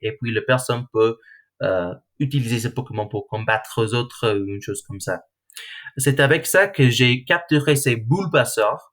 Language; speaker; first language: French; non-native, learner; English